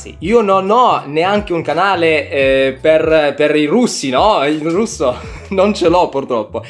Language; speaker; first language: Italian; non-native, fluent; Russian